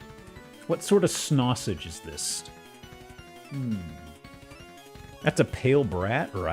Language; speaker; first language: English; native; English